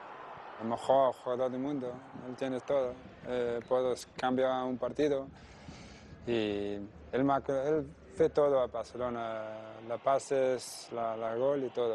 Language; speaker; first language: Spanish; non-native, learner; Danish